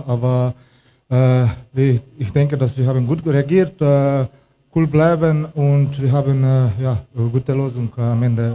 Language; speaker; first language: German; non-native, learner; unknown